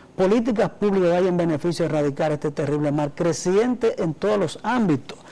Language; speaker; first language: Spanish; native; Spanish